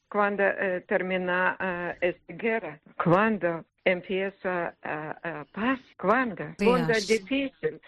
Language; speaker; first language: Spanish; non-native, learner; Ukrainian